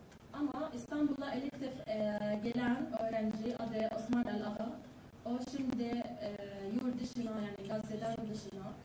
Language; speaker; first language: Turkish; non-native, learner; Arabic